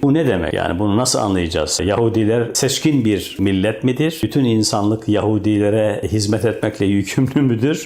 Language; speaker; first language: Turkish; native; Turkish